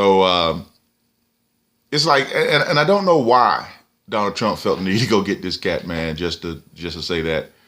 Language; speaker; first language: English; native; English